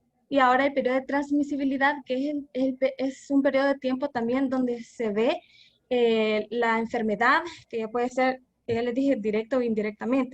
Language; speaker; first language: Spanish; native; Spanish